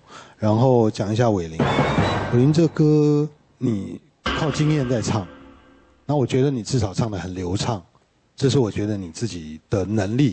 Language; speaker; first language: Chinese; native; Chinese